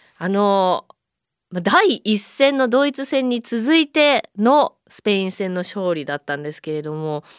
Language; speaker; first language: Japanese; native; Japanese